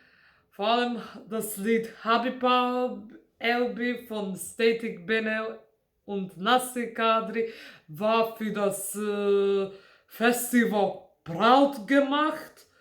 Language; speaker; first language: German; non-native, fluent; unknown